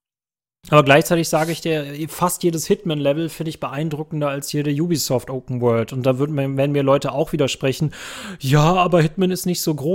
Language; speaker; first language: German; native; German